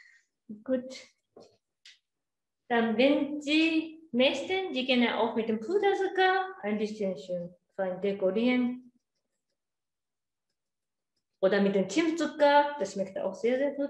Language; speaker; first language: German; non-native, learner; Japanese